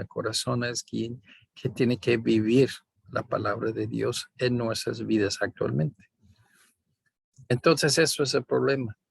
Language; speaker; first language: Spanish; non-native, fluent; English